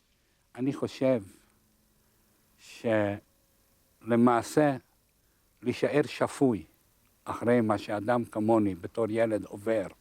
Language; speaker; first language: Hebrew; non-native, fluent; Hungarian